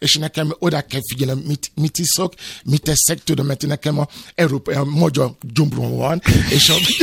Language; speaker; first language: Hungarian; non-native, fluent; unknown